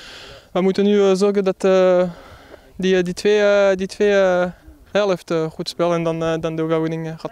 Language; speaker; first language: Dutch; non-native, fluent; French